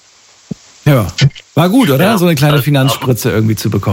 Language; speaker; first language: German; native; German